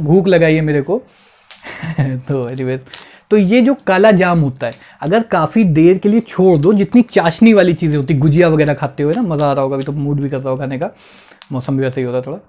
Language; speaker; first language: Hindi; native; Hindi